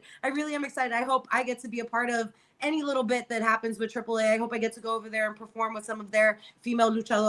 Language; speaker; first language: English; native; English